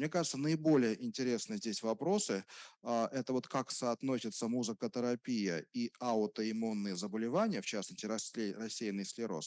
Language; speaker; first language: Russian; native; Russian